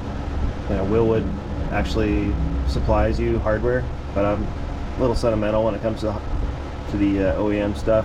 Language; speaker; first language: English; native; English